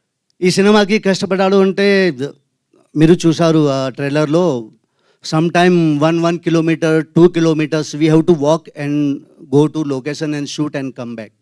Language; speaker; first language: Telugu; non-native, learner; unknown